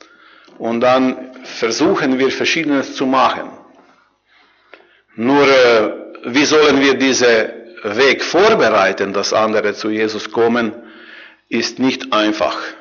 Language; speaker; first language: German; non-native, learner; Croatian